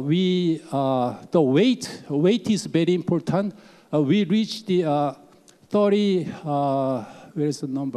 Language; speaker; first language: English; non-native, fluent; Korean